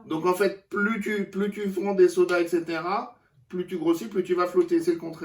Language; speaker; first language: French; native; French